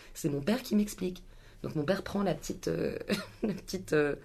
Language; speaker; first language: French; native; French